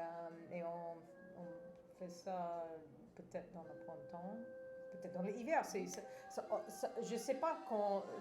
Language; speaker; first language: French; non-native, fluent; English